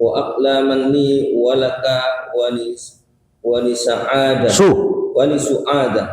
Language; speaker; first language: Arabic; non-native, learner; Javanese